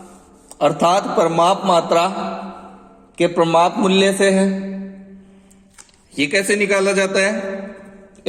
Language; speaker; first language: Hindi; native; Hindi